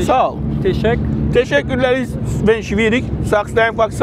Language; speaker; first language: German; non-native, local second language; Turkish